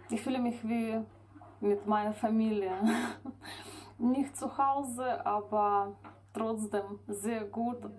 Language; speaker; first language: German; non-native, learner; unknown